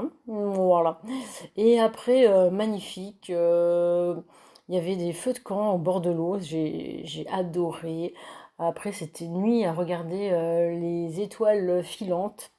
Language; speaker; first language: French; native; French